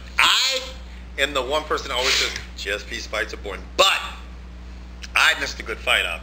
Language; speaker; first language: English; native; English